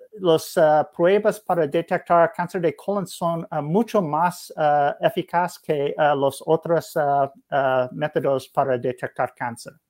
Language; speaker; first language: Spanish; non-native, learner; English